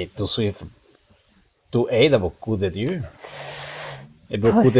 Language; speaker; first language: French; non-native, learner; Spanish